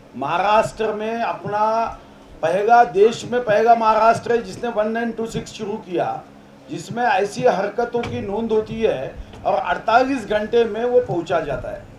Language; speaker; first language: Hindi; non-native, local second language; Marathi